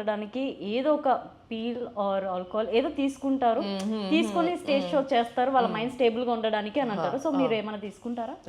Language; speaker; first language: Telugu; native; Telugu